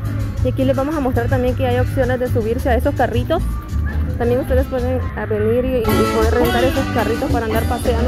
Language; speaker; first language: Spanish; native; Spanish